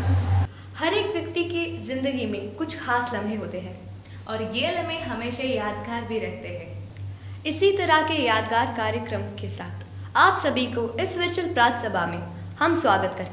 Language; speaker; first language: Hindi; non-native, local second language; Malayalam